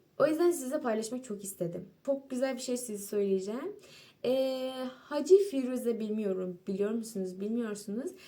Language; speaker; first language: Turkish; non-native, fluent; Persian